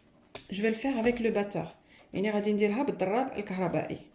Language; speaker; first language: French; non-native, local second language; Arabic